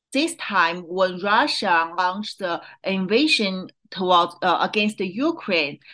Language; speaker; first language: English; non-native, fluent; Chinese